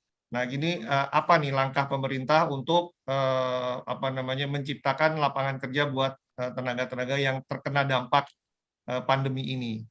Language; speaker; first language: Indonesian; native; Indonesian